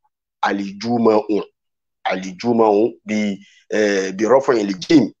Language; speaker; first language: Arabic; non-native, fluent; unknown